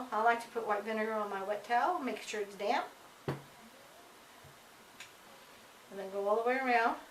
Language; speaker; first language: English; native; English